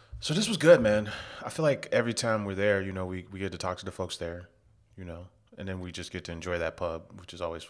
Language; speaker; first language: English; native; English